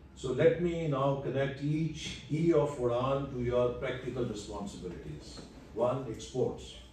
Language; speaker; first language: English; non-native, local second language; Urdu